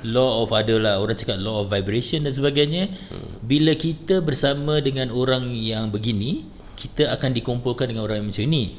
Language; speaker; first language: Malay; native; Malay